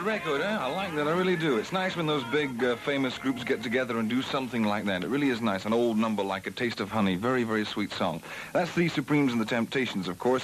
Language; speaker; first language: English; native; English